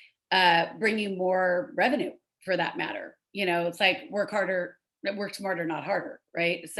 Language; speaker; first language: English; native; English